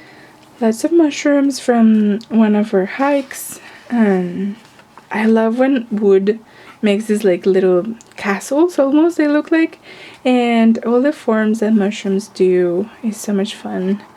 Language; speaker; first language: English; non-native, fluent; Spanish